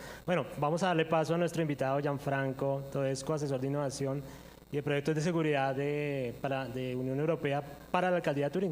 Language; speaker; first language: Spanish; native; Spanish